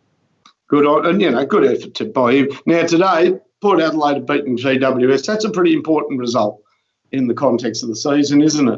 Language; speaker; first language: English; native; English